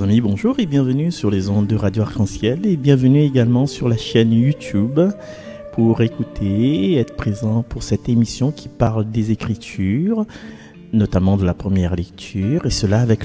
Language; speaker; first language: French; non-native, local second language; Malagasy